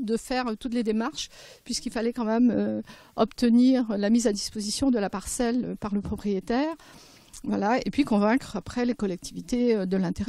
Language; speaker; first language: French; native; French